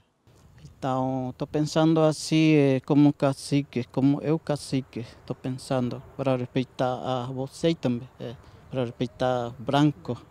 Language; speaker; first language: Portuguese; non-native, local second language; Guarani